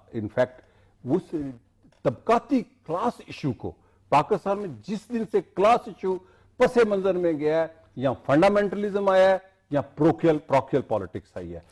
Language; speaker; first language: Urdu; non-native, local second language; Punjabi